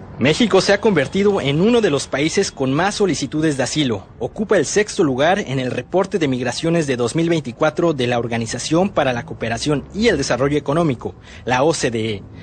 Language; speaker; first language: Spanish; native; Spanish